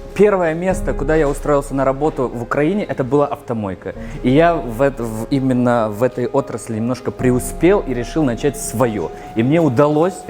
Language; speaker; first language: Russian; non-native, local second language; Tajik